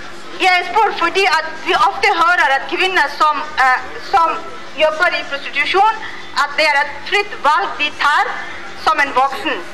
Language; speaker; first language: Norwegian; non-native, fluent; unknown